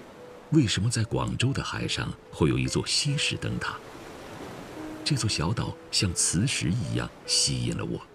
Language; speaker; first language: Chinese; native; Chinese